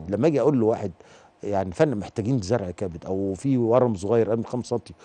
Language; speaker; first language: Arabic; native; Arabic